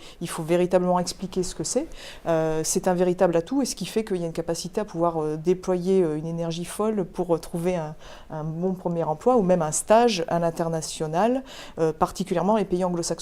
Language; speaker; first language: French; native; French